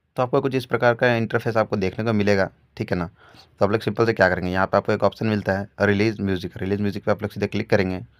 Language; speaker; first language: Hindi; native; Hindi